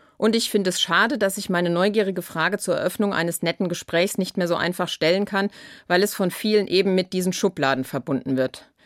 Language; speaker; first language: German; native; German